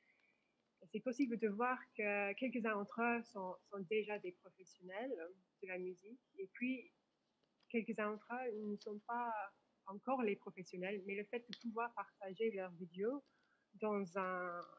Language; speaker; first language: French; non-native, fluent; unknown